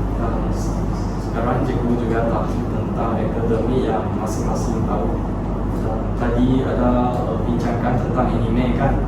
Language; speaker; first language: Malay; non-native, local second language; Chinese